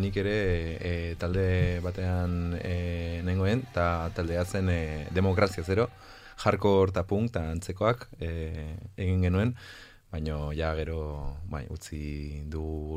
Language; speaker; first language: Basque; early bilingual, other home language; Polish